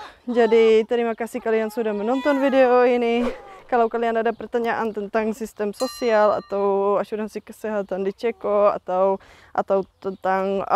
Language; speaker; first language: Indonesian; non-native, fluent; Czech